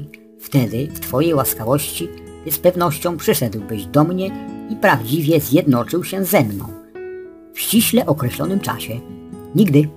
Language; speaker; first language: Polish; native; Polish